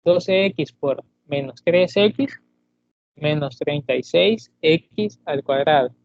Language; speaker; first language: Spanish; native; Spanish